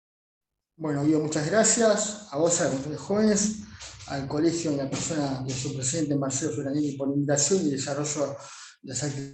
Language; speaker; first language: Spanish; native; Spanish